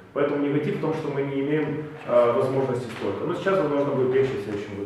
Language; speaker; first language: Russian; native; Russian